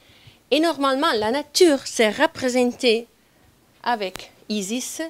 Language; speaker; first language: French; non-native, fluent; Italian